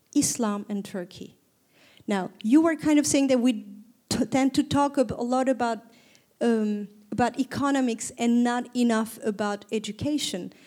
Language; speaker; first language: English; non-native, fluent; Turkish